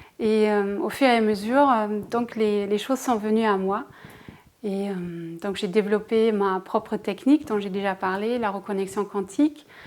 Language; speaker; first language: French; non-native, fluent; German